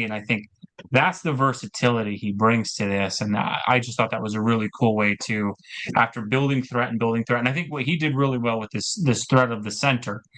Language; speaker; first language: English; native; English